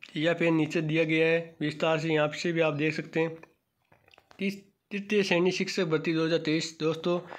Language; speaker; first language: Hindi; native; Hindi